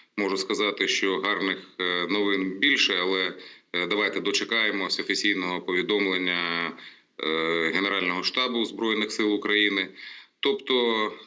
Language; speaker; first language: Ukrainian; non-native, local second language; Russian